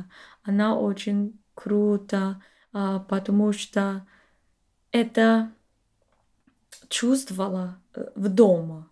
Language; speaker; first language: Russian; non-native, learner; English